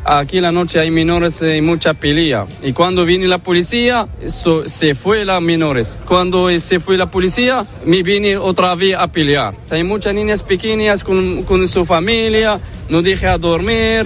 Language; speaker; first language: Spanish; non-native, learner; Arabic